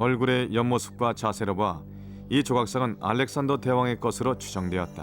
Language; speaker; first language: Korean; native; Korean